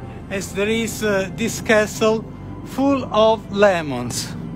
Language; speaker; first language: English; non-native, fluent; Italian